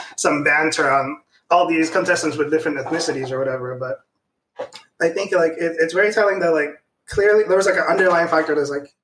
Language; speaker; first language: English; non-native, local second language; Filipino